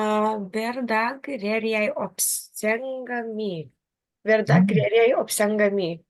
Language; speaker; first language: Norwegian; non-native, learner; Lithuanian